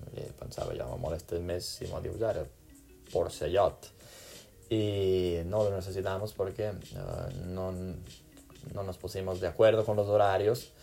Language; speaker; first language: Spanish; non-native, local second language; Catalan